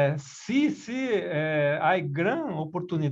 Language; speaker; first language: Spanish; non-native, learner; Portuguese